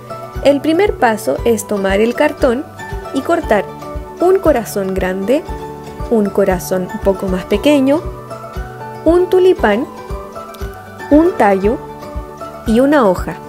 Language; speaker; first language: Spanish; native; Spanish